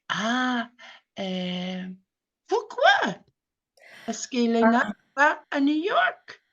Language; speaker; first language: French; non-native, fluent; English